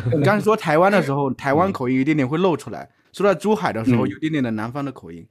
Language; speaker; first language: Chinese; native; Chinese